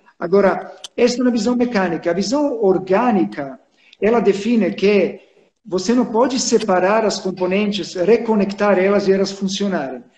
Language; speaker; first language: Portuguese; non-native, fluent; Croatian